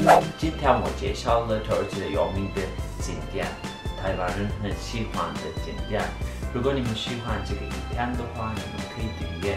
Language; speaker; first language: Chinese; non-native, learner; Turkish